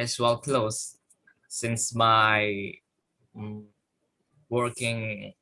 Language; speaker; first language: English; non-native, learner; Indonesian